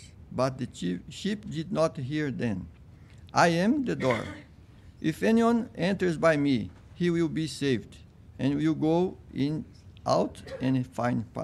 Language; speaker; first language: English; non-native, fluent; Portuguese